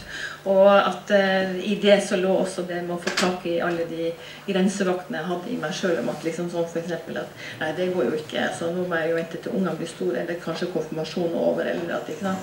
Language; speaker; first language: Norwegian; native; Norwegian